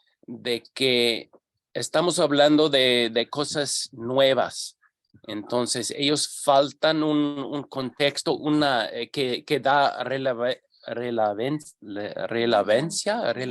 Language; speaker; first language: Spanish; non-native, fluent; English